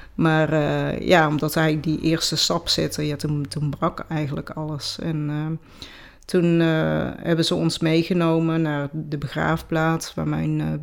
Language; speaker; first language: Dutch; native; Dutch